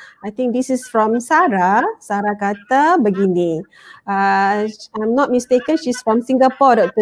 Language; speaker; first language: English; non-native, local second language; Malay